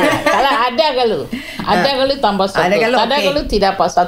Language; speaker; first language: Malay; non-native, local second language; Tamil